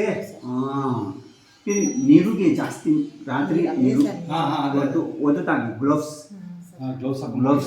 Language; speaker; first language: Kannada; non-native, local second language; Tibetan